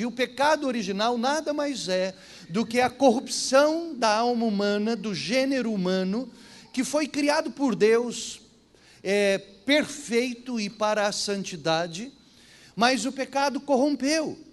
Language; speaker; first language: Portuguese; native; Portuguese